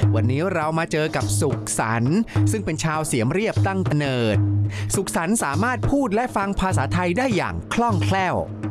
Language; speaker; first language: Thai; native; Thai